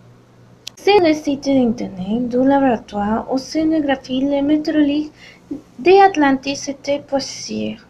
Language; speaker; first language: French; non-native, learner; Spanish